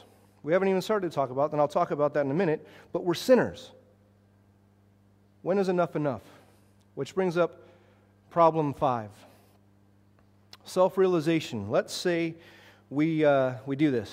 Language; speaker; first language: English; native; English